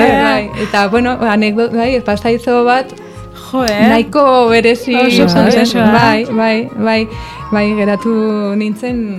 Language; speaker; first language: Basque; non-native, local second language; Spanish